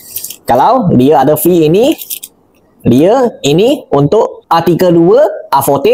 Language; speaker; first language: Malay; non-native, local second language; Chinese